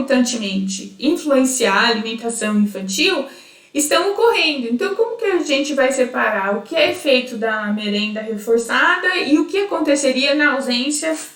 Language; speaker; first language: Portuguese; native; Portuguese